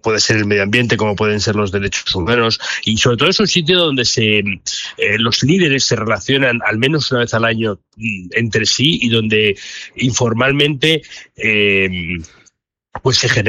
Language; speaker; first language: Spanish; native; Spanish